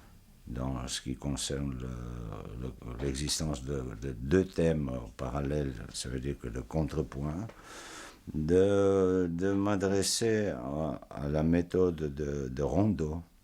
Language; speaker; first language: French; non-native, fluent; Georgian